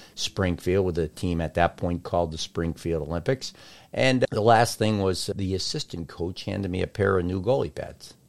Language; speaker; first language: English; native; English